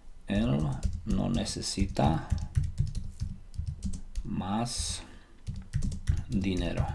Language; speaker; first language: Spanish; non-native, learner; Slovak